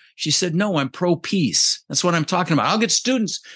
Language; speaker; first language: English; early bilingual, other home language; Dutch